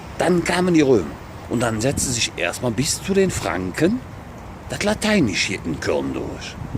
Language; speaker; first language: German; native; German